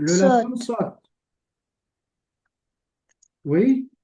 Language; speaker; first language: French; non-native, local second language; Arabic